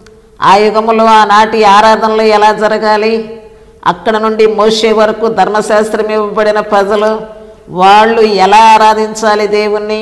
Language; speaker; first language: Telugu; native; Telugu